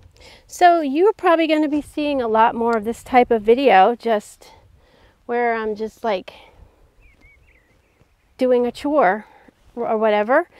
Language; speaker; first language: English; native; English